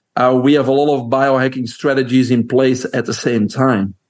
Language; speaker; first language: English; non-native, fluent; French